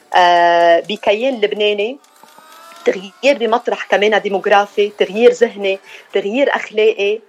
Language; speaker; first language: Arabic; native; Arabic